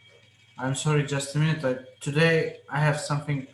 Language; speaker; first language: English; non-native, fluent; Russian